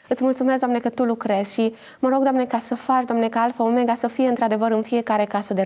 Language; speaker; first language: Romanian; native; Romanian